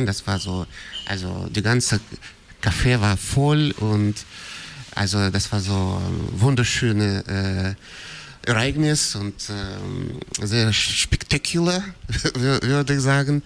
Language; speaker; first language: German; non-native, fluent; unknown